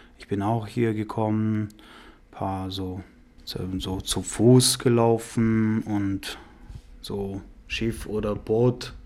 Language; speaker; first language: German; non-native, learner; Persian